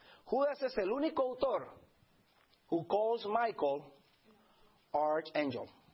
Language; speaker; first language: Spanish; native; Spanish